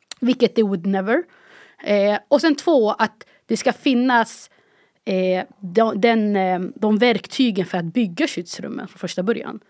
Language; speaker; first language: Swedish; early bilingual, other home language; Arabic